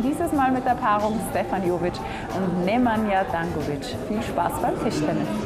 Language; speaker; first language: German; native; German